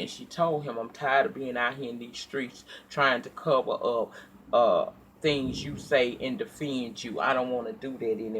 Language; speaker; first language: English; native; English